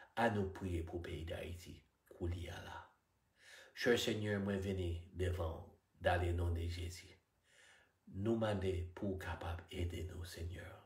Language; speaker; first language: Haitian Creole; non-native, fluent; English